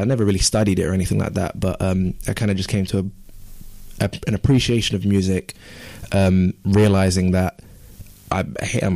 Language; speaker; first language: English; native; English